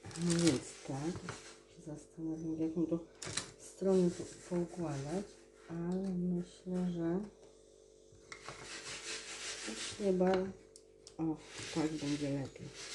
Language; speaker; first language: Polish; native; Polish